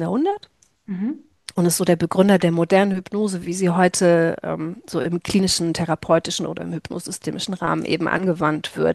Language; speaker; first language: German; native; German